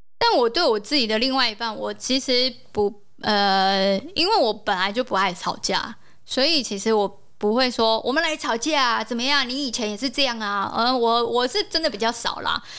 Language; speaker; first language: Chinese; native; Chinese